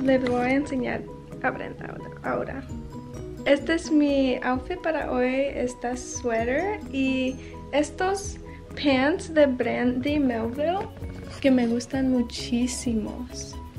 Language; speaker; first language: Spanish; early bilingual, heritage; Spanish